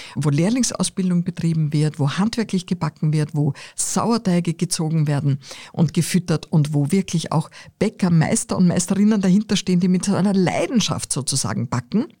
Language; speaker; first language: German; native; German